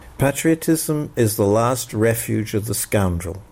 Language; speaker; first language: English; native; English